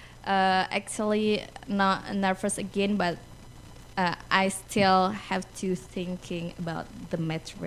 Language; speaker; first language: English; non-native, learner; Indonesian